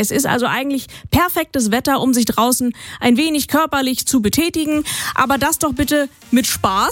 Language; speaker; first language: German; native; German